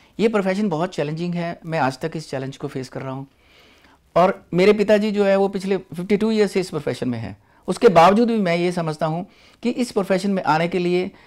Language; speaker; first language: Hindi; non-native, local second language; Punjabi